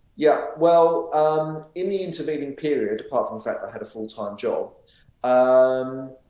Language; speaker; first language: English; native; English